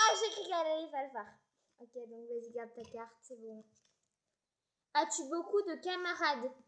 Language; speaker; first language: French; native; French